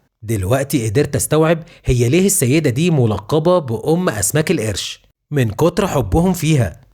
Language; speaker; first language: Arabic; native; Arabic